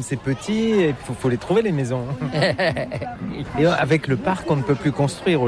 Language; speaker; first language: French; native; French